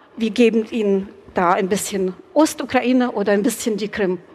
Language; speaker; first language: German; non-native, fluent; Ukrainian